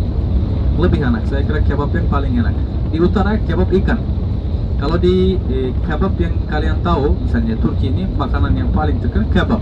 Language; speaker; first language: Indonesian; non-native, fluent; Turkish